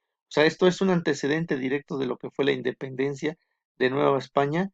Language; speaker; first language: Spanish; native; Spanish